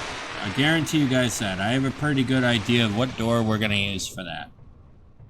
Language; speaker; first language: English; native; English